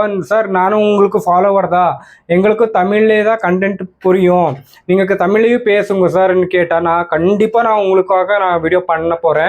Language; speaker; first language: Tamil; non-native, learner; Telugu